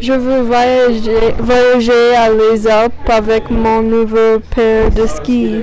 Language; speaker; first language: French; non-native, learner; English